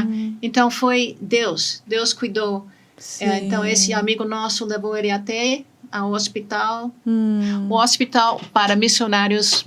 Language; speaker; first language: Portuguese; non-native, fluent; English